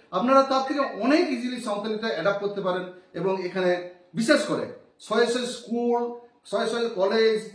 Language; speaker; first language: Bangla; non-native, local second language; Santali